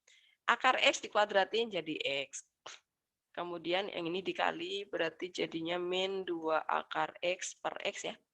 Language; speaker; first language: Indonesian; native; Indonesian